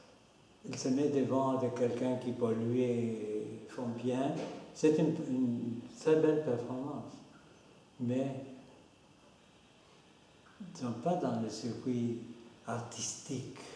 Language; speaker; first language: French; non-native, fluent; Spanish